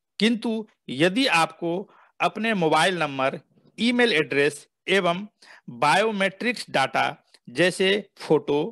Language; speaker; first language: Hindi; native; Hindi